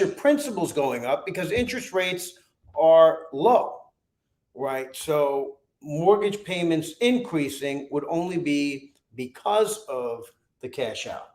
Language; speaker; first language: English; native; English